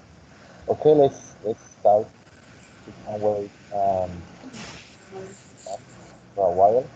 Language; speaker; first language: English; non-native, fluent; Spanish